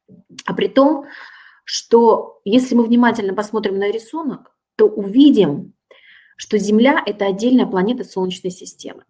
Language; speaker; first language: Russian; native; Russian